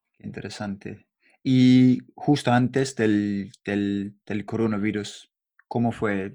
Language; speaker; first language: Spanish; non-native, learner; English